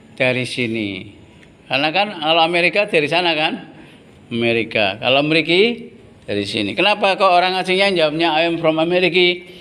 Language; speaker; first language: Indonesian; native; Indonesian